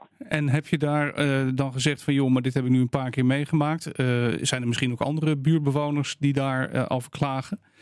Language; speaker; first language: Dutch; native; Dutch